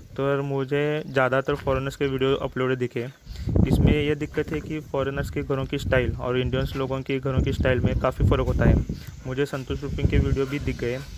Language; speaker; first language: Hindi; non-native, local second language; Marathi